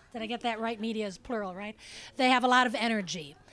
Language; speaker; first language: English; native; English